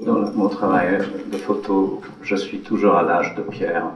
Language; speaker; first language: French; non-native, fluent; English